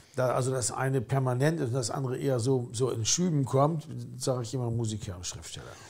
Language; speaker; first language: German; native; German